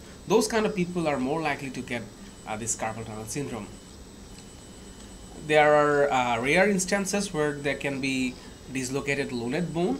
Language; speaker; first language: English; non-native, local second language; Bangla